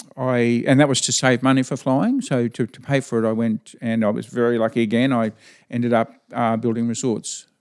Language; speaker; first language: English; native; English